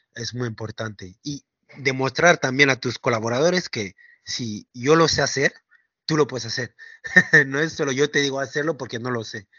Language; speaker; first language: Spanish; non-native, fluent; French